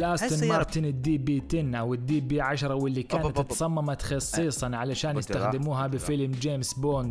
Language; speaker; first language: Arabic; native; Arabic